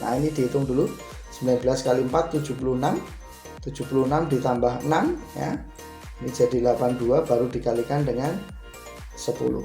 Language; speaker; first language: Indonesian; native; Indonesian